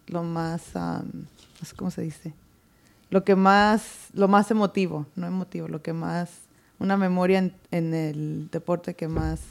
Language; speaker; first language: Spanish; early bilingual, heritage; Spanish